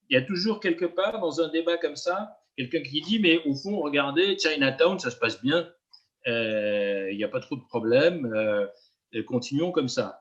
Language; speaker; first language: French; native; French